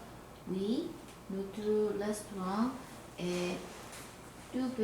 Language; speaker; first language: French; non-native, learner; Korean